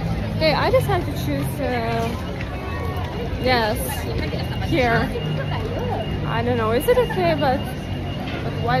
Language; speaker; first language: English; non-native, learner; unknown